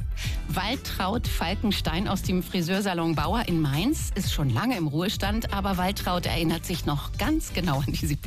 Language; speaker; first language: German; native; German